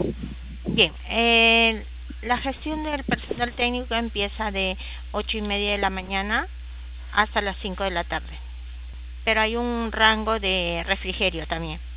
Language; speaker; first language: Spanish; native; Spanish